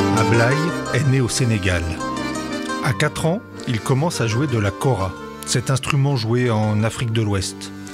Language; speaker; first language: French; native; French